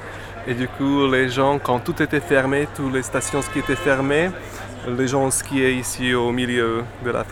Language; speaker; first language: French; non-native, fluent; Slovak